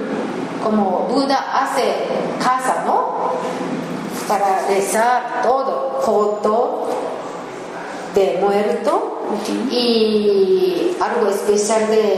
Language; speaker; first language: Spanish; non-native, learner; Japanese